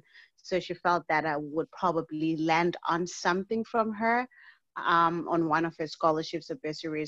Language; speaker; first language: English; non-native, local second language; North Ndebele